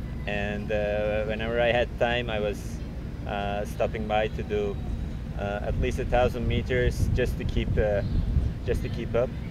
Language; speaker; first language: English; non-native, fluent; Turkish